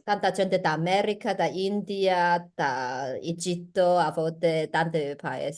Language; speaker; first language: Italian; non-native, learner; Chinese